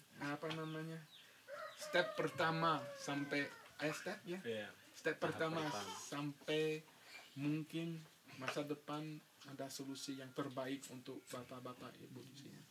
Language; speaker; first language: Indonesian; non-native, fluent; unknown